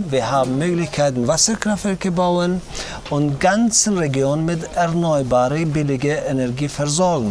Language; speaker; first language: German; non-native, fluent; Tajik